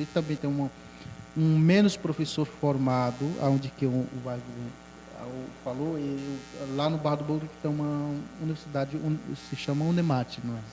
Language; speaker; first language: Portuguese; non-native, local second language; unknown